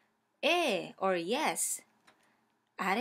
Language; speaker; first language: Japanese; non-native, fluent; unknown